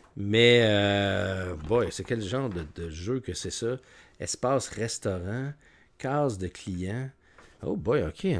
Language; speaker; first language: French; native; French